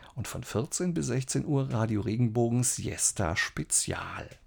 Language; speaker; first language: German; native; German